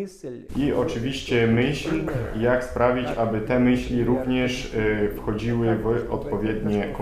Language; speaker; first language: Polish; non-native, fluent; Russian